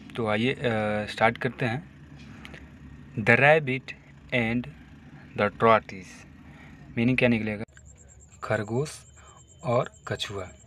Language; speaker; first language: Hindi; native; Hindi